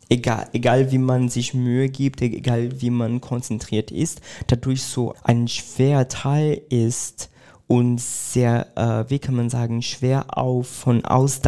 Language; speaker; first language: German; non-native, fluent; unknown